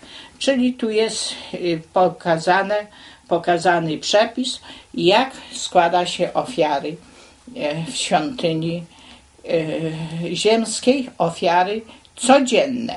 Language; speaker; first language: Polish; native; Polish